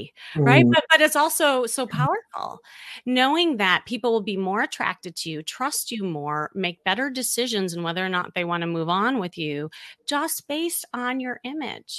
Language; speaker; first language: English; native; English